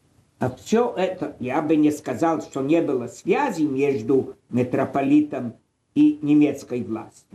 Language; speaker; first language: Russian; non-native, fluent; Polish